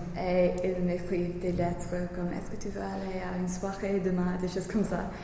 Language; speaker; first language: French; non-native, learner; English